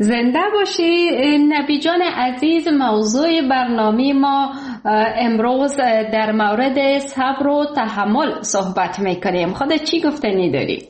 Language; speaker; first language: Persian; native; Persian